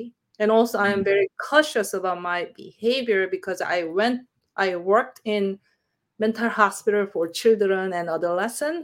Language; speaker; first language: English; non-native, learner; Korean